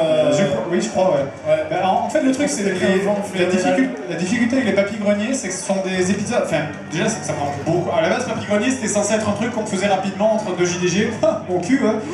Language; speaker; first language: French; native; French